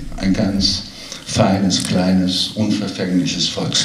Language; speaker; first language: German; native; German